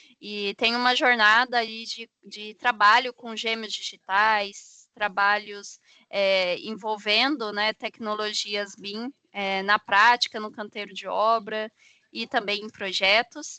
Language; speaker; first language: Portuguese; native; Portuguese